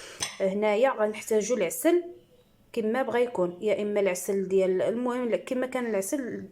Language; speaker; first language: Arabic; native; Arabic